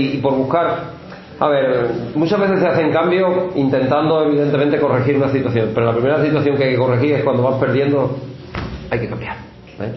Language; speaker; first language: Spanish; native; Spanish